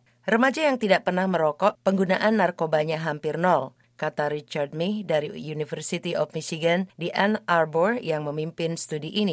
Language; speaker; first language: Indonesian; native; Indonesian